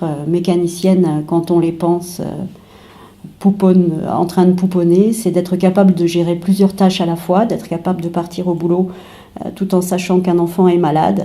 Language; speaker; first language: French; native; French